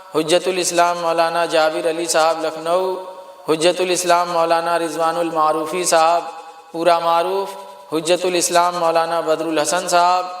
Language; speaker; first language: Urdu; native; Urdu